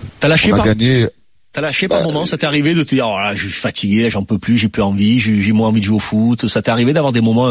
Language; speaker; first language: French; native; French